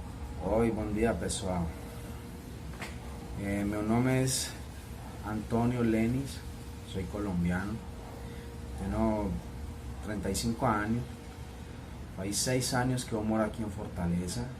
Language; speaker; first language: Portuguese; non-native, fluent; Spanish